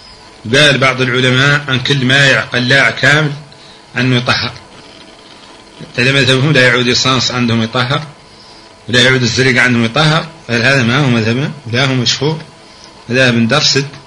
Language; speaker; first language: Arabic; native; Arabic